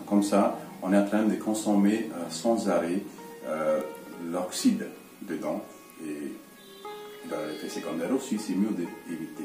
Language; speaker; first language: French; non-native, fluent; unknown